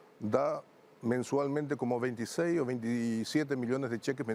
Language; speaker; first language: Spanish; native; Spanish